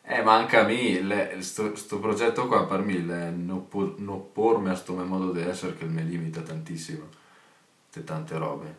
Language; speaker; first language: Italian; native; Italian